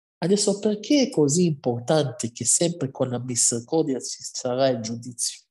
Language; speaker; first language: Italian; non-native, fluent; Hebrew